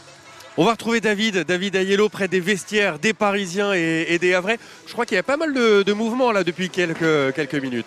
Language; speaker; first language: French; native; French